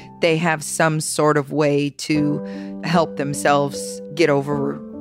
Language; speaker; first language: English; native; English